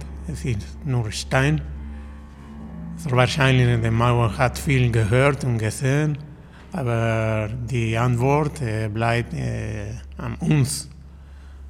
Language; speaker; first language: German; non-native, learner; Spanish